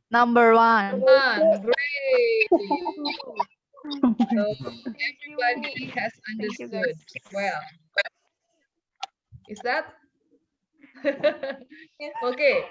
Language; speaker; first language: English; non-native, fluent; Indonesian